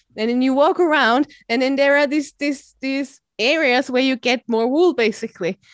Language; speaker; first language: English; non-native, fluent; German